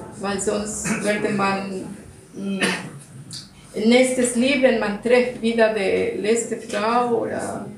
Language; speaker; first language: German; non-native, learner; Russian